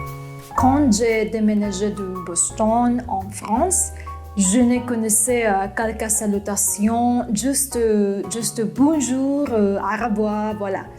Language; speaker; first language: French; non-native, fluent; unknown